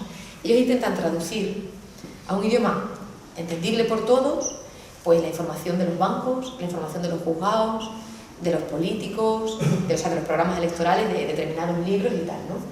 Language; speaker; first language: Spanish; native; Spanish